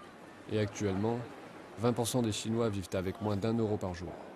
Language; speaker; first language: French; native; French